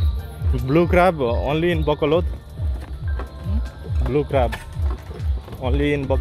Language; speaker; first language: English; non-native, learner; Nepali